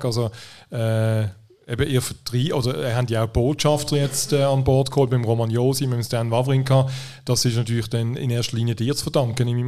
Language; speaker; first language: German; native; German